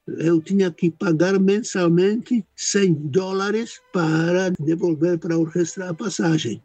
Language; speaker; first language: Portuguese; non-native, fluent; Czech